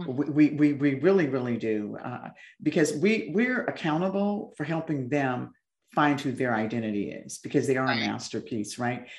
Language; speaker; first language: English; native; English